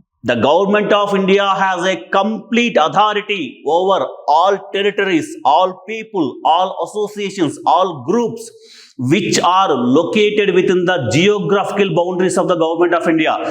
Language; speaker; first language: English; non-native, local second language; Telugu